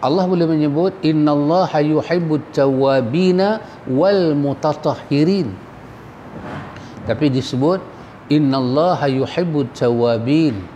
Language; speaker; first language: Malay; native; Malay